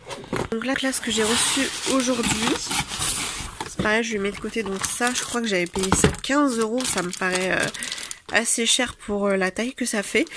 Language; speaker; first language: French; native; French